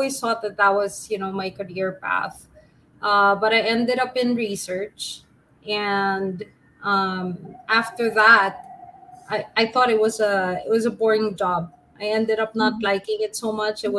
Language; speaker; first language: English; non-native, local second language; Filipino